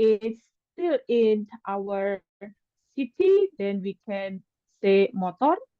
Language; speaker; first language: English; non-native, fluent; Indonesian